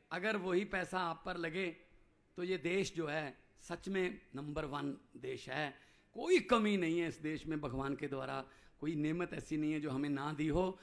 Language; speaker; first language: Hindi; non-native, local second language; Punjabi